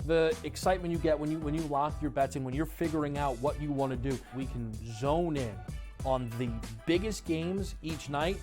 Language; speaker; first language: English; native; English